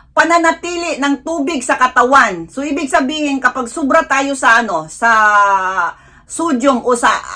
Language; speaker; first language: Filipino; non-native, local second language; Iloko